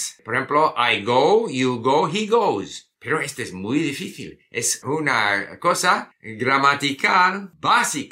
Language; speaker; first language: Spanish; non-native, fluent; English